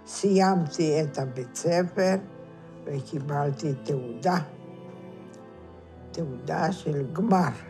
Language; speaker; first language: Hebrew; non-native, fluent; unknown